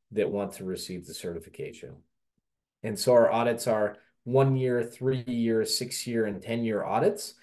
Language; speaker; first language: English; native; English